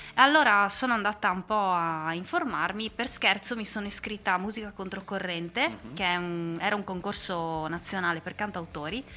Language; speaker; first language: Italian; native; Italian